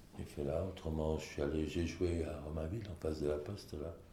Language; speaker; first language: French; native; French